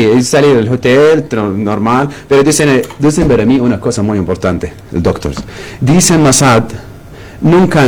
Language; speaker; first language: Spanish; non-native, learner; Arabic